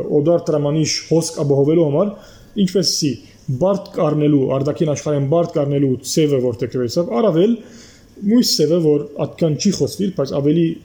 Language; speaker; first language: Armenian; early bilingual, heritage; Armenian